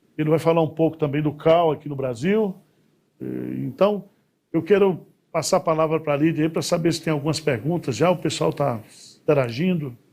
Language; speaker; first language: Portuguese; native; Portuguese